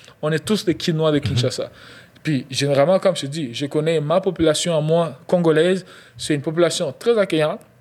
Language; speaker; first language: French; non-native, local second language; Lingala